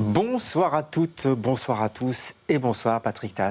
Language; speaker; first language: French; native; French